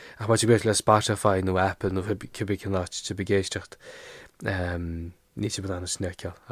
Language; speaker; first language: Irish; non-native, local second language; English